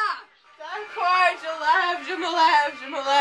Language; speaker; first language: French; non-native, learner; English